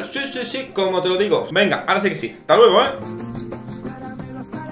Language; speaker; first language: Spanish; native; Spanish